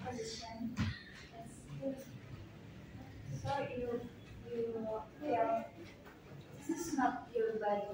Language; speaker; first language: English; non-native, learner; Indonesian